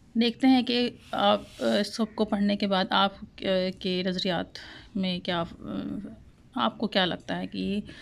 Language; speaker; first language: Urdu; non-native, local second language; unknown